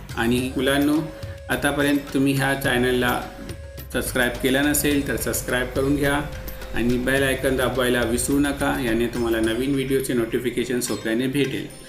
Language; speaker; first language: Marathi; non-native, local second language; Urdu